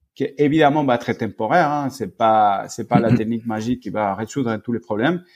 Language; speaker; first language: French; non-native, fluent; Spanish